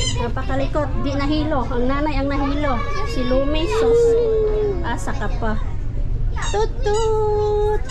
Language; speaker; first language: Filipino; non-native, local second language; Cebuano